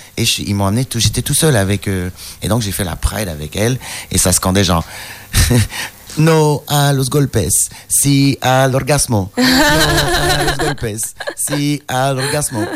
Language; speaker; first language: French; native; French